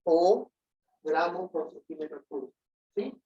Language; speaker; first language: Spanish; native; Spanish